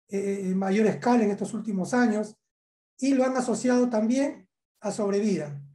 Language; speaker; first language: Spanish; native; Spanish